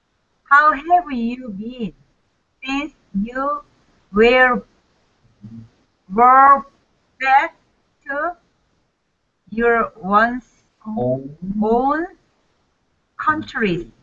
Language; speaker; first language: English; non-native, learner; Korean